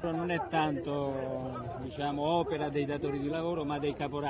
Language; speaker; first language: Italian; native; Italian